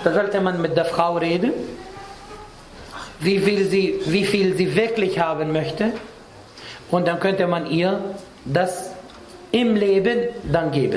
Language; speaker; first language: German; non-native, fluent; Arabic